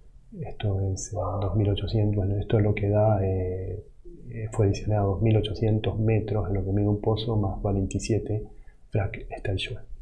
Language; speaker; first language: Spanish; native; Spanish